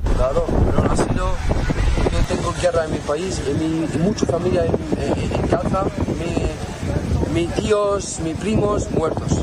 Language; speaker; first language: Spanish; non-native, learner; Arabic